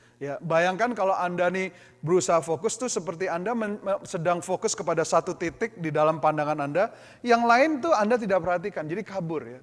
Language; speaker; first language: Indonesian; native; Indonesian